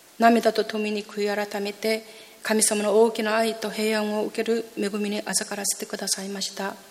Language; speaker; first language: Japanese; non-native, fluent; Korean